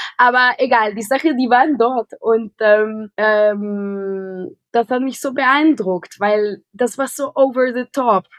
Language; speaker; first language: German; non-native, fluent; Spanish